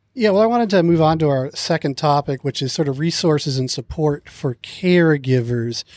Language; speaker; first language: English; native; English